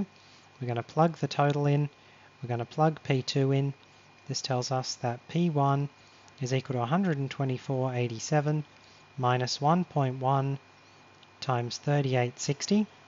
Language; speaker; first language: English; native; English